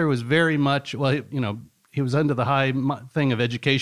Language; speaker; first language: English; native; English